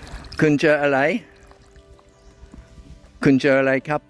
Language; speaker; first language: Thai; non-native, learner; English